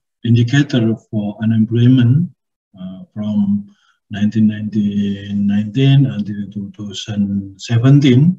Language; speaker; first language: English; non-native, learner; Indonesian